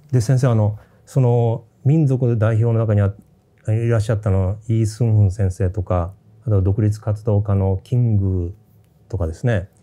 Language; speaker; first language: Japanese; native; Japanese